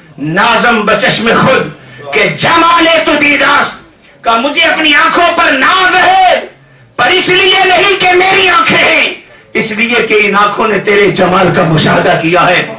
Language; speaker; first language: Urdu; native; Urdu